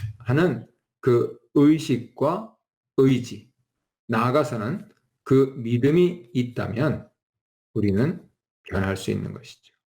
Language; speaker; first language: Korean; native; Korean